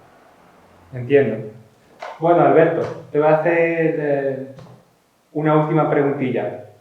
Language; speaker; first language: Spanish; non-native, fluent; Ukrainian